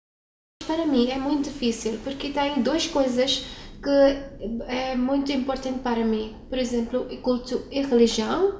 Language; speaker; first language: Portuguese; non-native, learner; Urdu